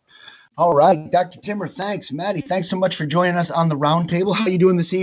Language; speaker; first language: English; native; English